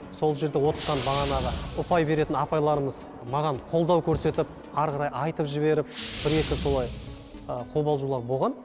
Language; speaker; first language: Kazakh; non-native, local second language; Russian